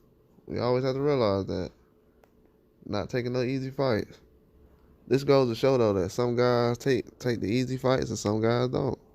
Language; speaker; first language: English; native; English